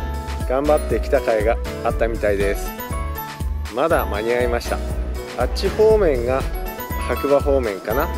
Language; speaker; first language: Japanese; native; Japanese